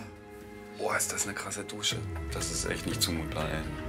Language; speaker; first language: German; native; German